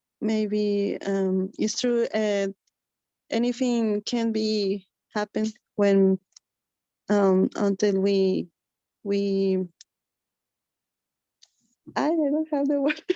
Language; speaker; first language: English; non-native, learner; Spanish